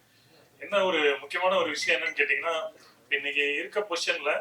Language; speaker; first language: Tamil; native; Tamil